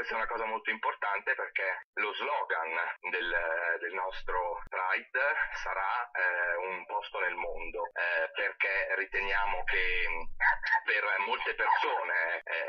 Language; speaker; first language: Italian; native; Italian